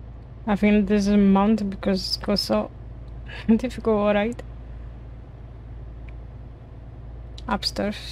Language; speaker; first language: English; non-native, learner; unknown